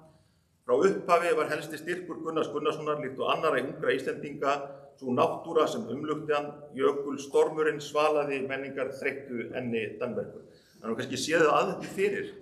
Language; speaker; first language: Icelandic; native; Icelandic